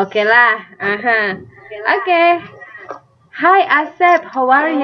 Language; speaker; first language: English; non-native, fluent; Indonesian